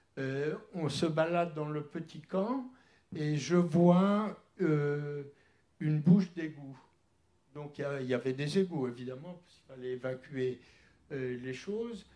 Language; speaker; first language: French; early bilingual, other home language; Yiddish